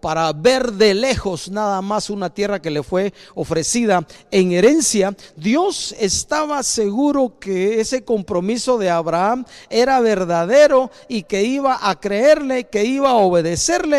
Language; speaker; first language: Spanish; native; Spanish